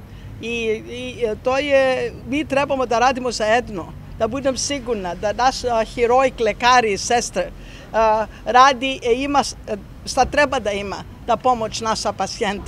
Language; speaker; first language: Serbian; non-native, learner; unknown